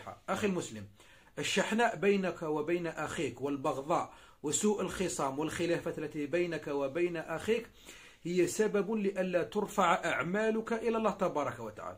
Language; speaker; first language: Arabic; native; Arabic